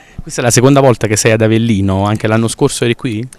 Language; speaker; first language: Italian; native; Italian